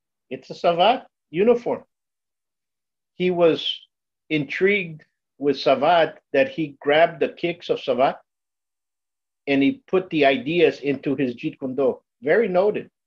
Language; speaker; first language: English; native; English